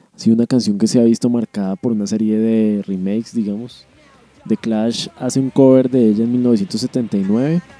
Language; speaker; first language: Spanish; native; Spanish